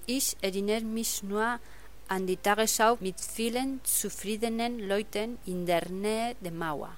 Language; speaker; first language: German; non-native, fluent; Spanish